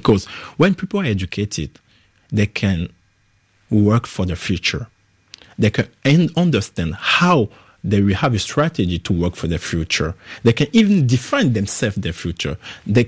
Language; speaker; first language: English; non-native, fluent; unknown